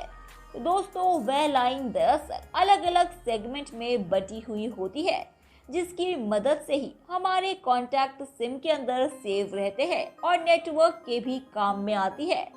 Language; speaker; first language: Hindi; native; Hindi